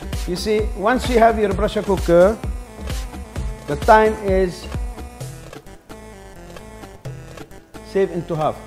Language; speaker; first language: English; non-native, local second language; Malay